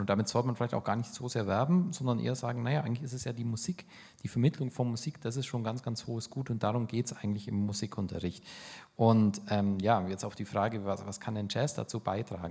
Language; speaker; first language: German; native; German